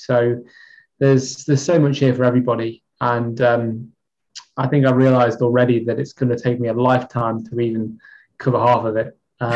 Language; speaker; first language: English; native; English